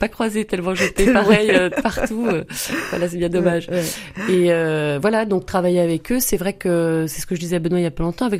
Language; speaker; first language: French; native; French